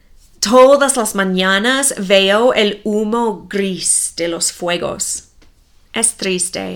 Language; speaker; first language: Spanish; non-native, fluent; English